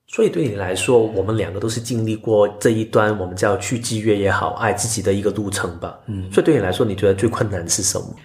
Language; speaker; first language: Chinese; non-native, local second language; Cantonese